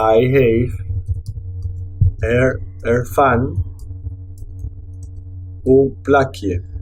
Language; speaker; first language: Dutch; non-native, learner; Spanish